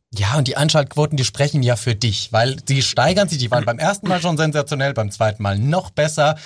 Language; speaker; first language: German; native; German